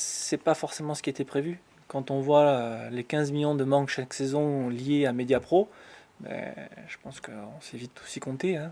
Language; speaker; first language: French; native; French